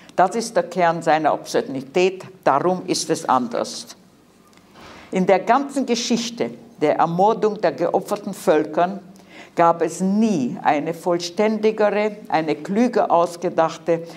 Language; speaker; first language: German; early bilingual, heritage; Hungarian